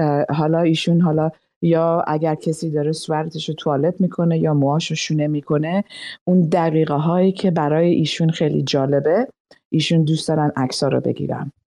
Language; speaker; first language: Persian; native; Persian